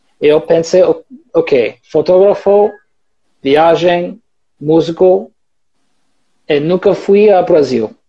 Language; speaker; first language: Portuguese; non-native, learner; English